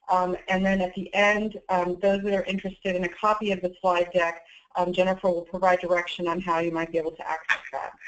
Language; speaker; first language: English; native; English